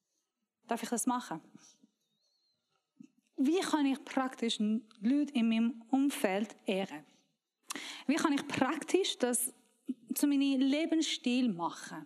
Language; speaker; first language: German; non-native, learner; Persian